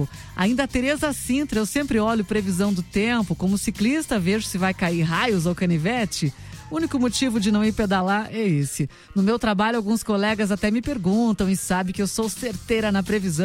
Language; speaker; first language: Portuguese; native; Portuguese